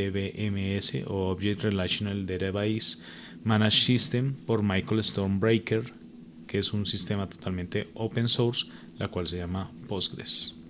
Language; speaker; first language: Spanish; native; Spanish